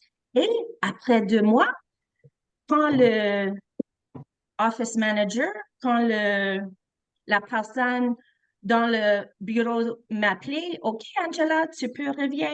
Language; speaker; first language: French; non-native, local second language; English